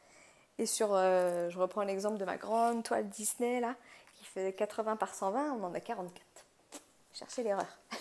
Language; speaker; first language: French; native; French